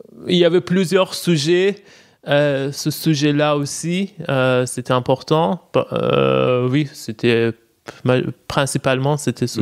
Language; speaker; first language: French; non-native, fluent; Persian